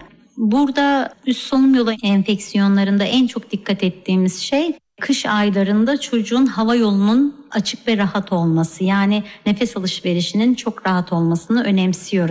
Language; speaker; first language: Turkish; native; Turkish